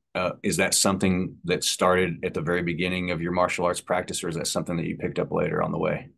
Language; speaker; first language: English; native; English